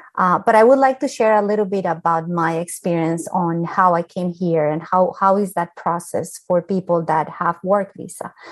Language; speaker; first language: English; non-native, fluent; Spanish